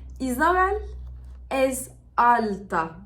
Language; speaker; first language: Spanish; non-native, fluent; Turkish